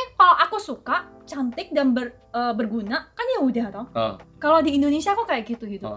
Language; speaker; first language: Indonesian; non-native, fluent; Korean